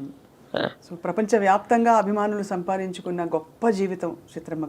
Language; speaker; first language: Telugu; native; Telugu